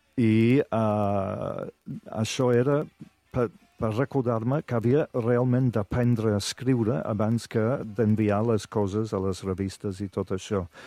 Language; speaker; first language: Catalan; non-native, fluent; English